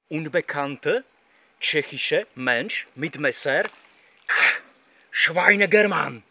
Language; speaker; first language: German; non-native, learner; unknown